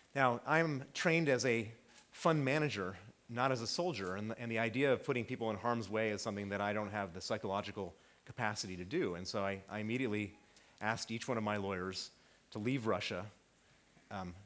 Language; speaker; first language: English; native; English